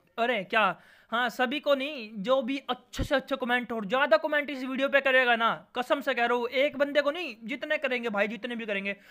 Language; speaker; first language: Hindi; native; Hindi